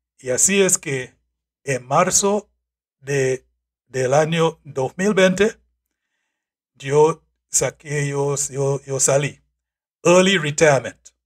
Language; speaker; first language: Spanish; non-native, fluent; English